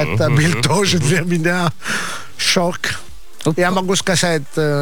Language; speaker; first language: Russian; non-native, fluent; Italian